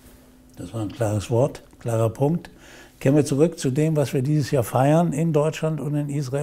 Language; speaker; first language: German; native; German